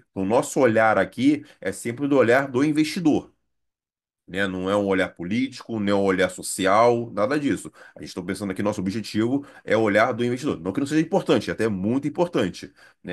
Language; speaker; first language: Portuguese; native; Portuguese